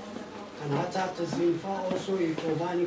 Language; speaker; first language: Danish; non-native, fluent; Kurdish